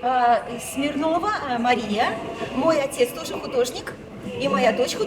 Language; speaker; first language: Russian; native; Russian